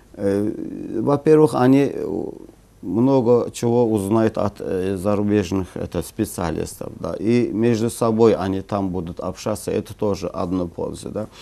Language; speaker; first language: Russian; non-native, local second language; Azerbaijani